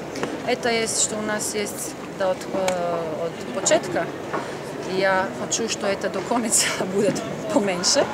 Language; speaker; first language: Russian; non-native, learner; Croatian